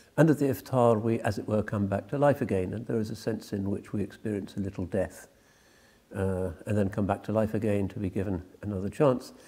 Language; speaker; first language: English; native; English